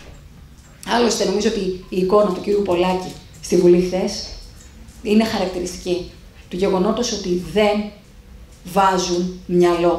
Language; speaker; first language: Greek; native; Greek